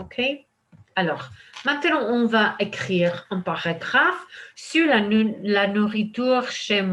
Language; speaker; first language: French; non-native, fluent; English